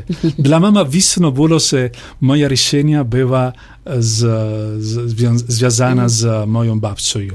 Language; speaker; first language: Polish; non-native, learner; Italian